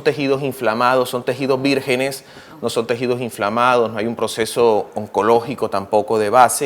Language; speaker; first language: Spanish; native; Spanish